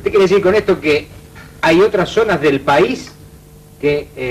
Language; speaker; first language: Spanish; native; Spanish